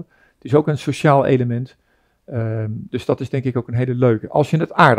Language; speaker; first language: Dutch; native; Dutch